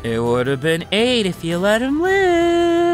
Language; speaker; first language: English; native; English